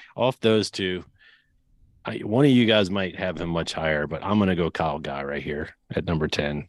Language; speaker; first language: English; native; English